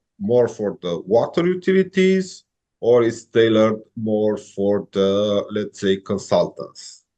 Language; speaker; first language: English; non-native, fluent; Romanian